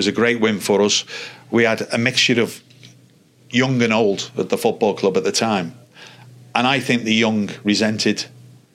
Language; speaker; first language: English; native; English